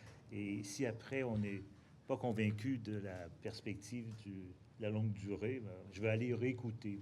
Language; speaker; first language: French; native; French